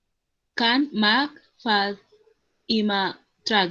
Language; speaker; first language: German; non-native, learner; Spanish